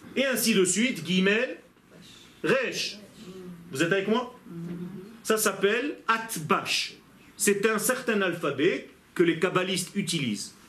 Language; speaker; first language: French; non-native, fluent; Hebrew